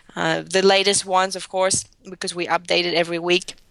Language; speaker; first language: English; non-native, fluent; Greek